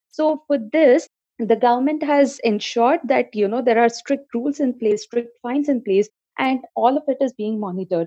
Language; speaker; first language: English; non-native, local second language; Telugu